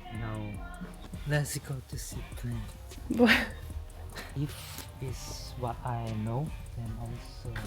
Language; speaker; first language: English; non-native, learner; Korean